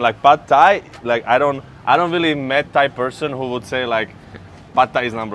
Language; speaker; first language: English; non-native, fluent; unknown